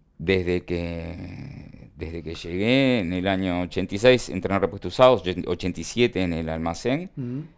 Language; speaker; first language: Spanish; native; Spanish